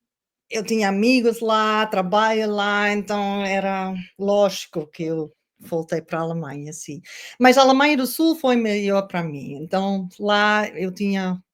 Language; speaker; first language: Portuguese; non-native, learner; Dutch